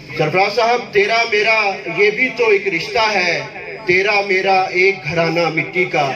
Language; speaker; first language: Urdu; non-native, local second language; Pahari-Potwari